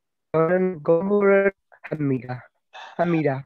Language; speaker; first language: Korean; non-native, learner; Thai